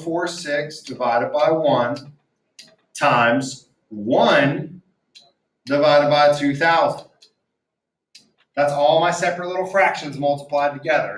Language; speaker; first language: English; native; English